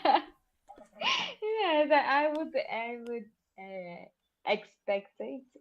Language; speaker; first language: English; non-native, learner; Portuguese